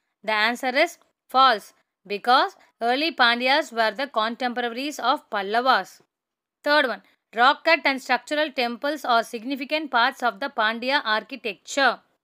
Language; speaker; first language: English; non-native, local second language; Tamil